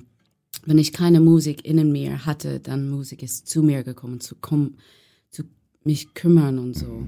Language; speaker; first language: German; non-native, learner; English